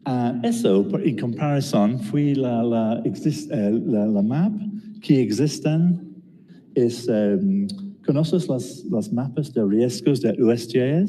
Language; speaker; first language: Spanish; non-native, learner; English